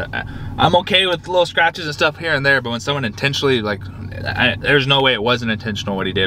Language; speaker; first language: English; native; English